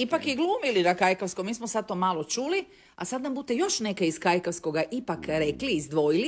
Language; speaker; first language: Croatian; native; Croatian